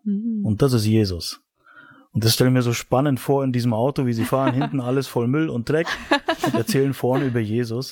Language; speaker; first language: German; native; German